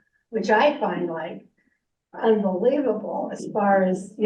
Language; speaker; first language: English; native; English